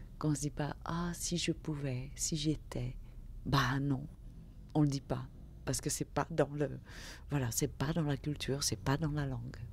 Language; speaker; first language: French; early bilingual, other home language; Vietnamese